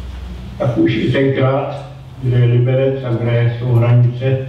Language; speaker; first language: Czech; non-native, local second language; German